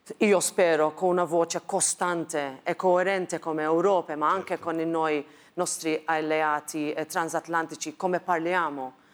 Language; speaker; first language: Italian; non-native, fluent; Maltese